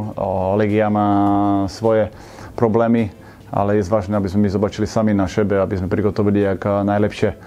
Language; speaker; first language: Polish; non-native, learner; Slovak